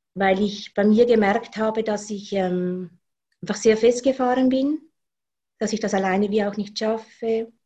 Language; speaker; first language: German; native; German